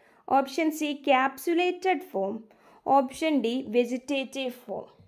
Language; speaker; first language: English; non-native, local second language; Malayalam